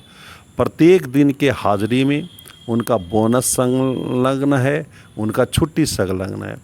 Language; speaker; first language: Hindi; native; Hindi